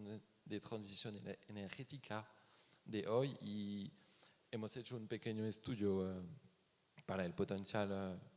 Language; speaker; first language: Spanish; non-native, fluent; French